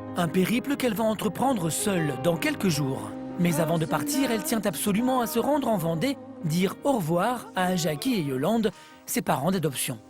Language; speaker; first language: French; native; French